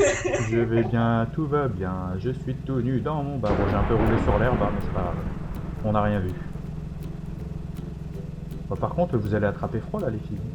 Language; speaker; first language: French; native; French